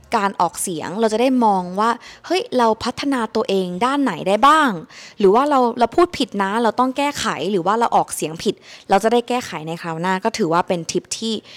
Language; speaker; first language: Thai; native; Thai